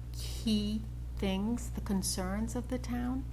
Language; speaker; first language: English; native; English